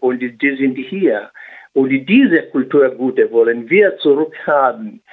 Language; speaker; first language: German; non-native, learner; Swahili